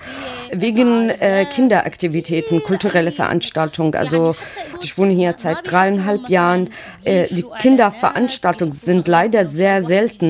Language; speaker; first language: German; non-native, learner; Arabic